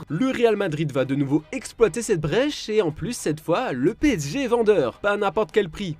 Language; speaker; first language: French; native; French